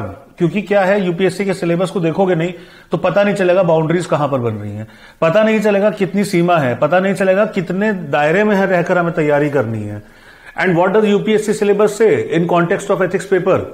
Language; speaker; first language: Hindi; native; Hindi